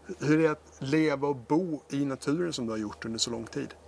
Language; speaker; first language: Swedish; native; Swedish